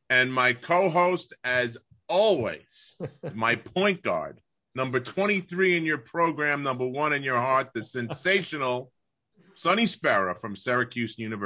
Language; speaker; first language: English; native; English